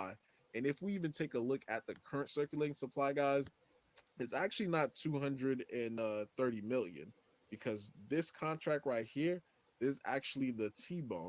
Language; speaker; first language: English; native; English